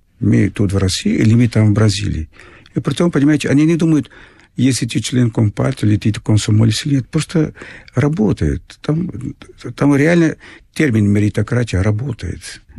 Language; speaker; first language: Russian; non-native, fluent; Portuguese